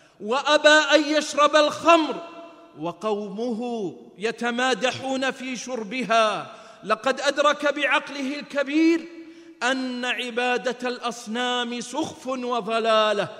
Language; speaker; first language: Arabic; native; Arabic